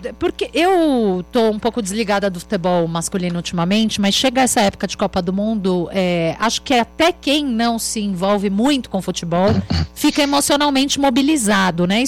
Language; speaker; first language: Portuguese; native; Portuguese